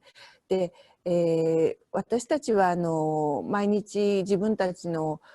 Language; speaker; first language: Japanese; native; Japanese